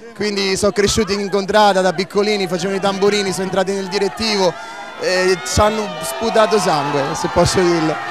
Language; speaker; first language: Italian; native; Italian